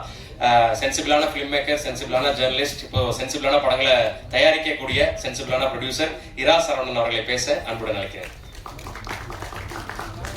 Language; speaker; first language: Tamil; native; Tamil